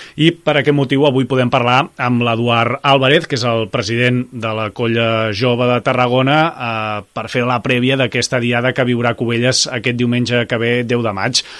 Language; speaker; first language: Catalan; native; Catalan